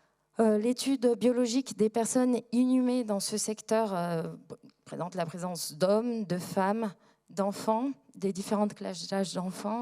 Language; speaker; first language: French; native; French